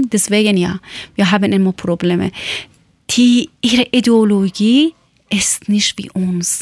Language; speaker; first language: German; non-native, local second language; Persian